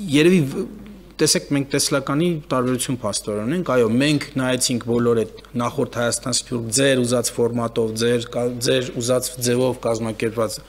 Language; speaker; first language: Armenian; early bilingual, heritage; Armenian